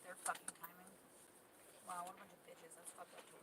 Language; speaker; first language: English; native; English